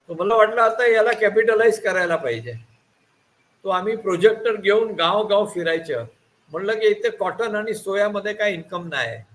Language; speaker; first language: Marathi; non-native, local second language; Gujarati